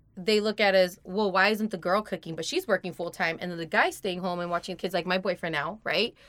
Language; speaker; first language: English; early bilingual, other home language; Persian